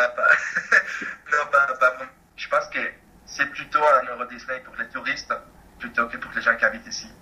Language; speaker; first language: French; non-native, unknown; Spanish